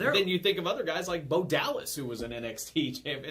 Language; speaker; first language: English; native; English